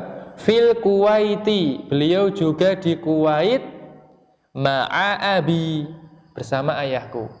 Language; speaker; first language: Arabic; non-native, fluent; Indonesian